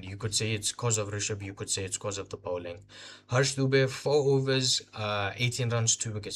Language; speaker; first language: English; non-native, local second language; Hindi